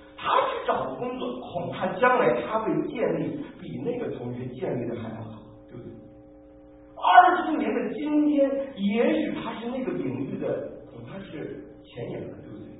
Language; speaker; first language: Chinese; native; Chinese